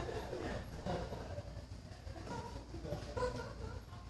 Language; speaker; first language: English; non-native, fluent; Korean